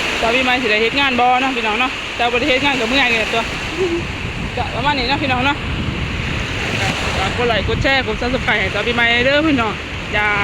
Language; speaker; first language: Thai; non-native, local second language; Lao